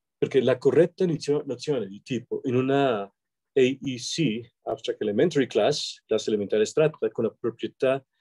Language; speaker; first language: Italian; non-native, fluent; Spanish